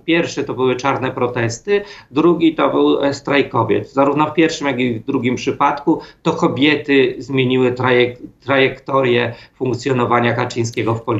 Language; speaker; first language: Polish; native; Polish